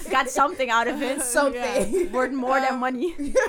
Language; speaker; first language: Dutch; native; Dutch